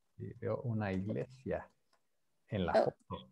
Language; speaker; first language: Spanish; non-native, fluent; English